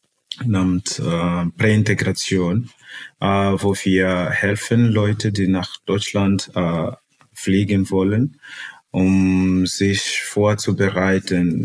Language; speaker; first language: German; non-native, fluent; Portuguese